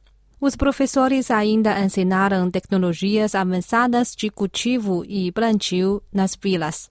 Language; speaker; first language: Portuguese; non-native, fluent; Chinese